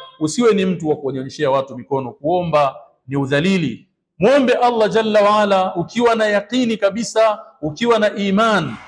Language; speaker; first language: Swahili; native; Swahili